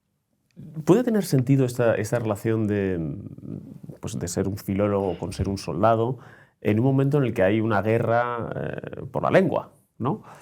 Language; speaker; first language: Spanish; native; Spanish